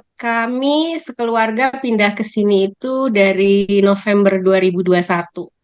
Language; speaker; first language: Indonesian; native; Indonesian